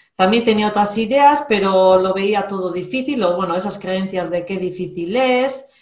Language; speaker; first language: Spanish; native; Spanish